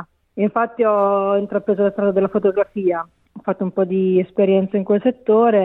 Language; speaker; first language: Italian; native; Italian